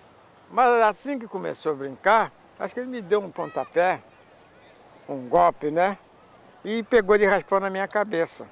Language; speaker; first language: Portuguese; native; Portuguese